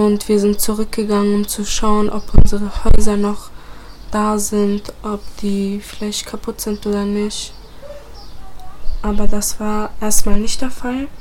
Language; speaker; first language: German; early bilingual, other home language; Bosnian